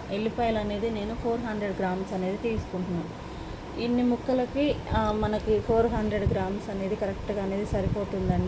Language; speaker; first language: Telugu; native; Telugu